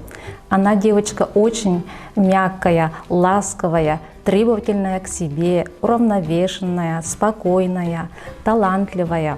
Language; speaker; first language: Russian; native; Russian